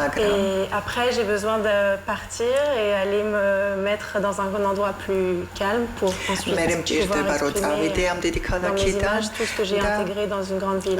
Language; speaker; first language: French; non-native, fluent; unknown